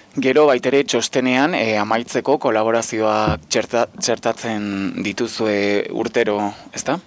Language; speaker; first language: Basque; non-native, local second language; Spanish